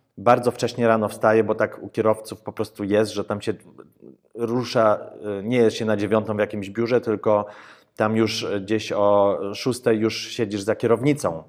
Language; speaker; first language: Polish; early bilingual, heritage; Polish